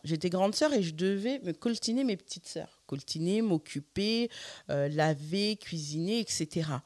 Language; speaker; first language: French; early bilingual, other home language; Fula